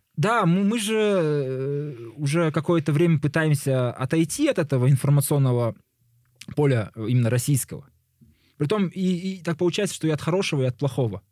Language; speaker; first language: Russian; native; Russian